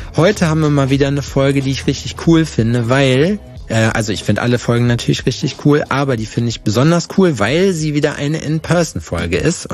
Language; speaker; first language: German; native; German